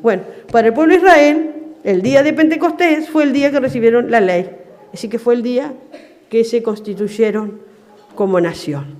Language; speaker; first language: Spanish; native; Spanish